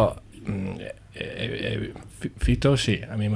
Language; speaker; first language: Spanish; non-native, learner; English